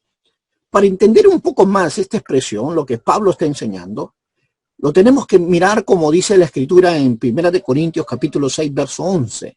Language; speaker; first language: Spanish; native; Spanish